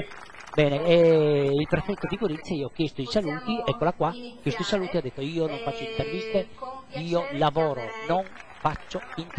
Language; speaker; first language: Italian; native; Italian